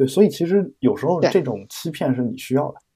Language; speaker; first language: Chinese; native; Chinese